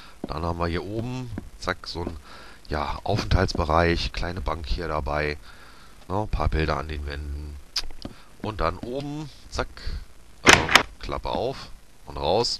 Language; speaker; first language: German; native; German